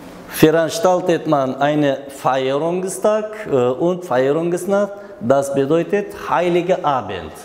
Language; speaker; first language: German; non-native, learner; Uzbek